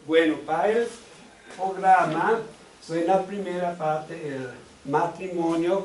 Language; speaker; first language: Spanish; non-native, fluent; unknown